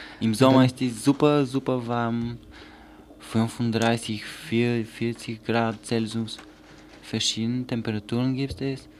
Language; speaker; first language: German; non-native, learner; Bulgarian